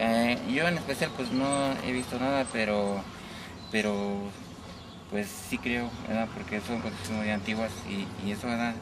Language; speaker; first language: Spanish; native; Spanish